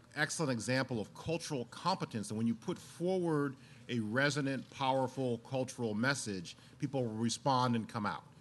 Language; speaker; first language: English; native; English